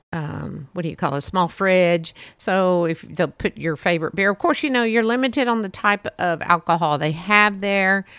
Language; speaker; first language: English; early bilingual, other home language; Spanish